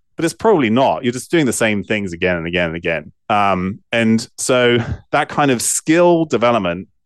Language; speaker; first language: English; native; English